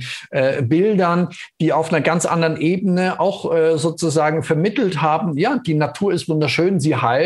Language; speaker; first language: German; native; German